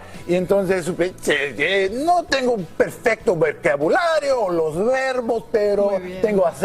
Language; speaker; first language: Spanish; non-native, learner; English